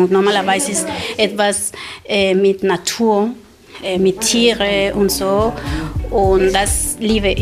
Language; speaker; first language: German; non-native, learner; Spanish